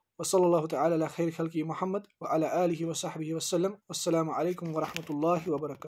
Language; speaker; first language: Urdu; native; Urdu